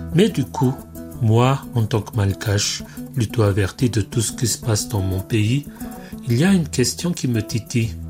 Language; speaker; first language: French; non-native, local second language; Malagasy